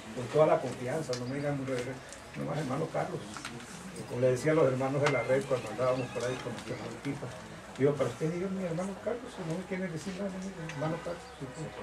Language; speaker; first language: Spanish; native; Spanish